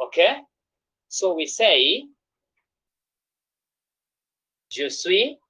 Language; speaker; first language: French; non-native, fluent; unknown